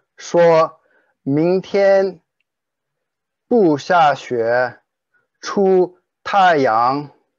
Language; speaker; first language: Chinese; non-native, fluent; English